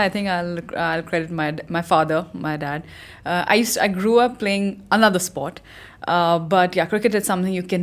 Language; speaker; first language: English; non-native, local second language; Hindi